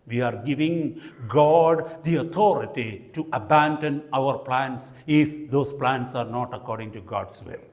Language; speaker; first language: English; non-native, local second language; Malayalam